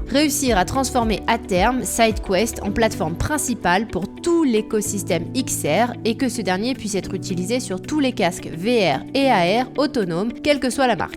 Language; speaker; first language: French; native; French